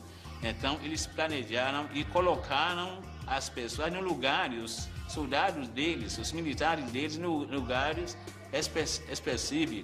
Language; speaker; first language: Portuguese; non-native, fluent; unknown